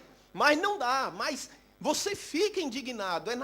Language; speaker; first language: Portuguese; native; Portuguese